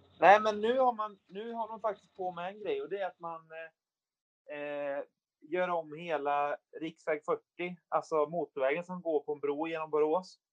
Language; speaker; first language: Swedish; native; Swedish